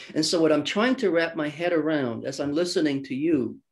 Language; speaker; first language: English; early bilingual, other home language; Swedish